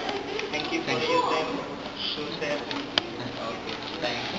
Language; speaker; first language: English; non-native, learner; Indonesian